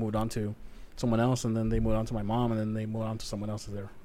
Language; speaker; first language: English; native; English